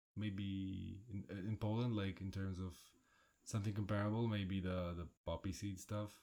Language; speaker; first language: English; non-native, fluent; Polish